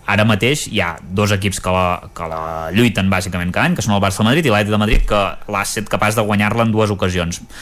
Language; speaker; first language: Catalan; native; Catalan